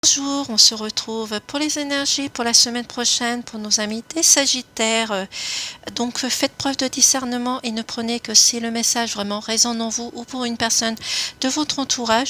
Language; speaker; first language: French; native; French